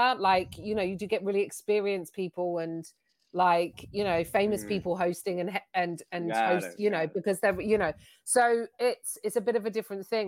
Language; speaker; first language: English; native; English